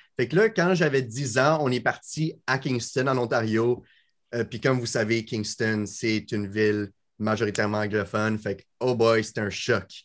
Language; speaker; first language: French; native; French